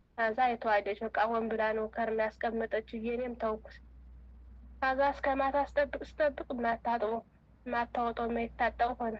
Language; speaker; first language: Amharic; native; Amharic